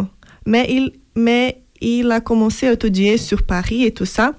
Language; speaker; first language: French; non-native, fluent; Portuguese